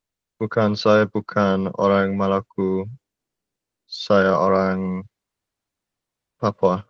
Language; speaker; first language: Indonesian; non-native, learner; English